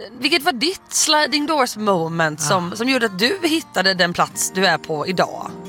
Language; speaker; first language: Swedish; native; Swedish